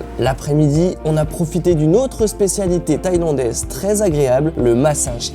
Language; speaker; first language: French; native; French